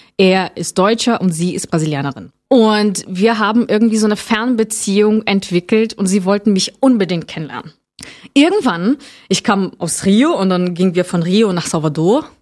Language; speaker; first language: German; non-native, fluent; Portuguese